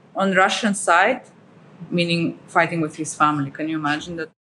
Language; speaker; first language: English; non-native, fluent; Russian